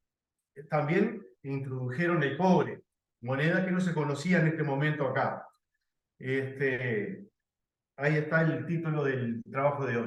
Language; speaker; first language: Spanish; native; Spanish